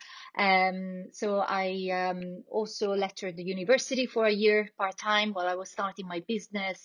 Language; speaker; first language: English; non-native, fluent; Italian